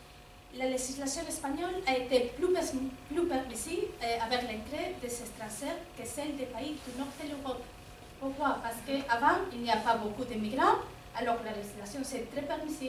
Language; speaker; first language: French; non-native, fluent; Spanish